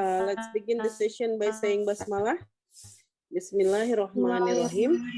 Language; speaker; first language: English; non-native, local second language; Indonesian